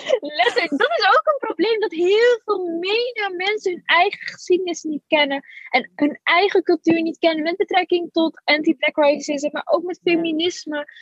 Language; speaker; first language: Dutch; early bilingual, other home language; Arabic